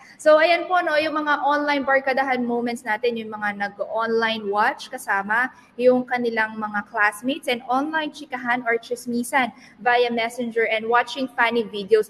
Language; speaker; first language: Filipino; non-native, local second language; Pampanga